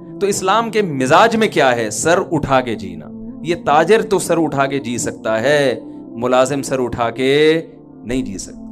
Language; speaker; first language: Urdu; native; Urdu